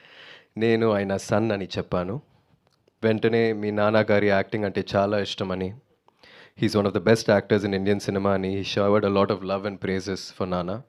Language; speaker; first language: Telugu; non-native, local second language; Tamil